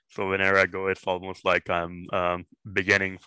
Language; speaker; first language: English; non-native, local second language; Urdu